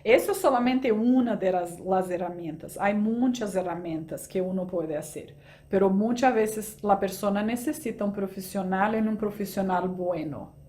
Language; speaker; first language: Spanish; non-native, fluent; Portuguese